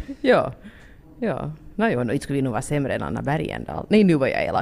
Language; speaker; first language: Swedish; native; Swedish